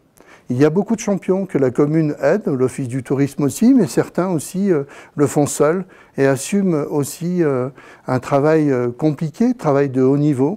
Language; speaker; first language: French; native; French